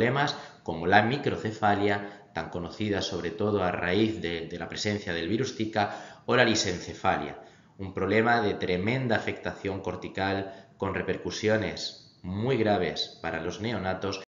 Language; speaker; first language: Spanish; native; Spanish